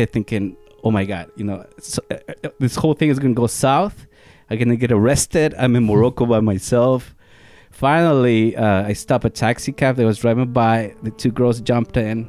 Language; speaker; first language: English; non-native, fluent; Spanish